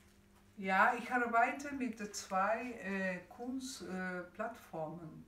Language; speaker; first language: German; non-native, fluent; Spanish